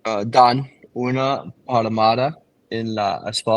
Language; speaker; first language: Spanish; non-native, learner; English